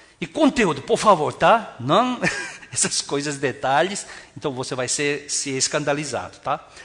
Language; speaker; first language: Portuguese; non-native, fluent; Korean